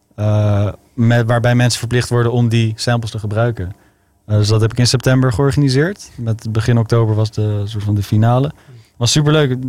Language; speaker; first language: Dutch; native; Dutch